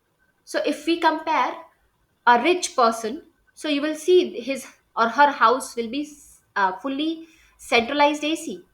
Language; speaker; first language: English; non-native, local second language; Hindi